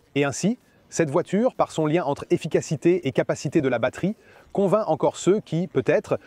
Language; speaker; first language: French; non-native, fluent; German